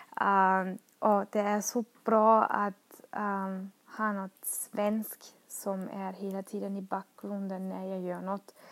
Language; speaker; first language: Swedish; non-native, fluent; German